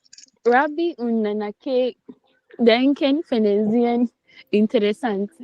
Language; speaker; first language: German; non-native, learner; Akan